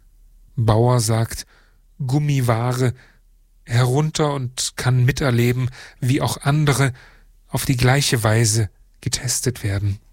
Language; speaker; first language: German; native; German